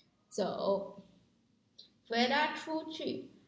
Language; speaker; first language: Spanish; non-native, learner; Chinese